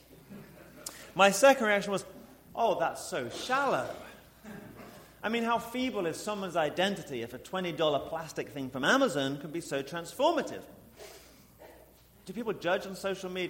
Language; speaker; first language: English; native; English